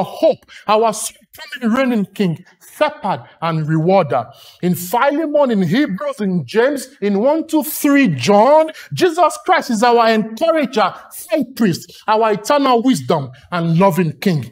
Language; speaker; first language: English; non-native, local second language; Yoruba